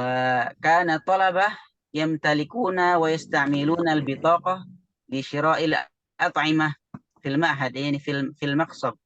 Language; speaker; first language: Arabic; non-native, learner; Indonesian